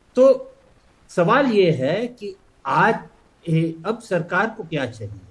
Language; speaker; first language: Hindi; non-native, local second language; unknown